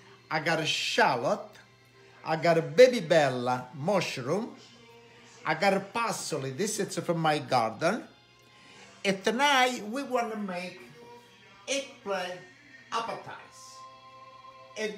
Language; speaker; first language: English; non-native, learner; Italian